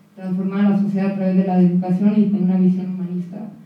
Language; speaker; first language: Spanish; native; Spanish